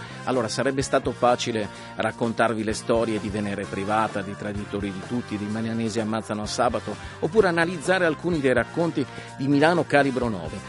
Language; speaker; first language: Italian; native; Italian